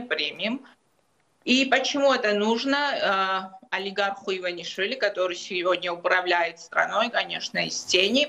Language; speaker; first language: Russian; non-native, local second language; Georgian